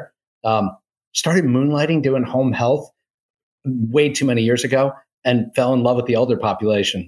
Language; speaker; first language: English; native; English